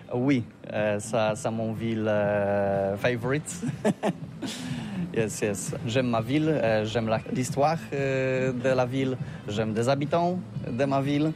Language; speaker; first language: French; non-native, learner; Polish